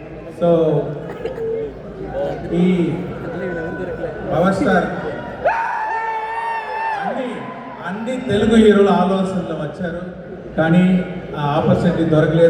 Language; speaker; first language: Telugu; non-native, local second language; Tamil